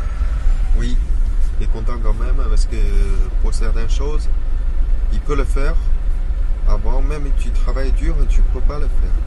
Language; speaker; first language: French; non-native, fluent; Chinese